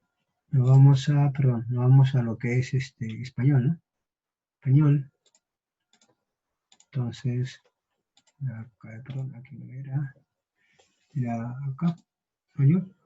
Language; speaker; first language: Spanish; native; Spanish